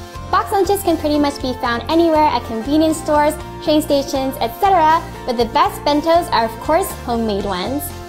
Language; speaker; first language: English; early bilingual, other home language; Japanese